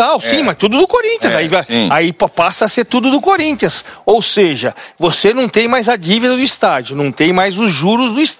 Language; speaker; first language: Portuguese; native; Portuguese